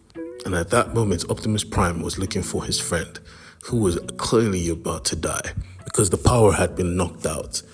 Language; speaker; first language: English; native; English